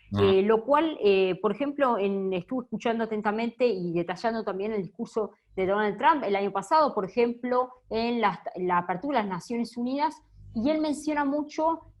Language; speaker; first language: Spanish; native; Spanish